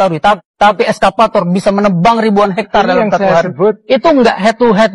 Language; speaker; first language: Indonesian; native; Indonesian